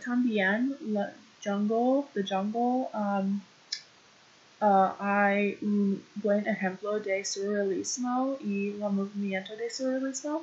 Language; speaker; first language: Spanish; non-native, learner; English